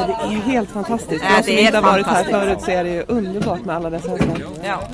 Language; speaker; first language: Swedish; native; Swedish